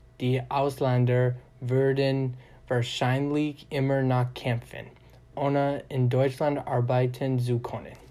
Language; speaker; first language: German; non-native, learner; English